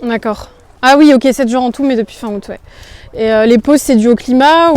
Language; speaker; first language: French; native; French